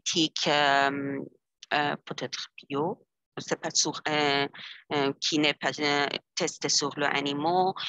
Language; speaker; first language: French; non-native, learner; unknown